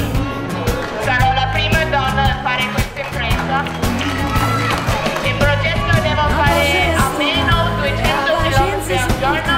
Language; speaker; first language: Italian; non-native, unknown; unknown